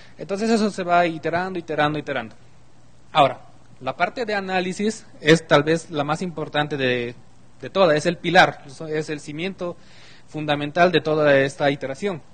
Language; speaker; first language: Spanish; native; Spanish